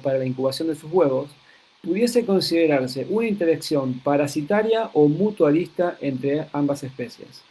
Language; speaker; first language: Spanish; native; Spanish